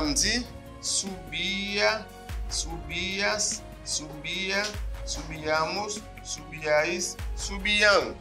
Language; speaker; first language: Spanish; non-native, fluent; Haitian Creole